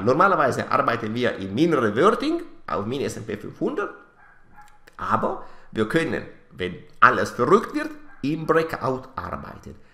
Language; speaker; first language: German; non-native, fluent; Italian